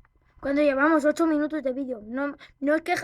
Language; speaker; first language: Spanish; native; Spanish